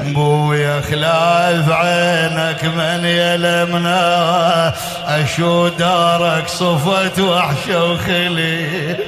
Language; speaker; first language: Arabic; native; Arabic